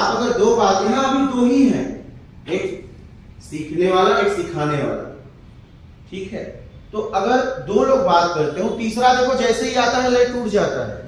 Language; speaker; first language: Hindi; native; Hindi